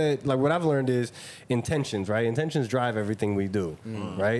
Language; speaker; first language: English; native; English